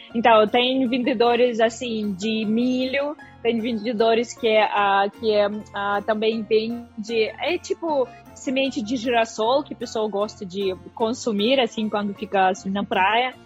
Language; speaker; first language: Portuguese; non-native, fluent; Russian